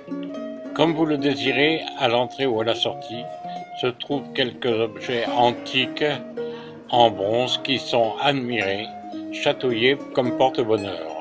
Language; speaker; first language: French; native; French